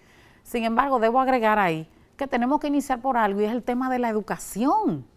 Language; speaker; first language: Spanish; native; Spanish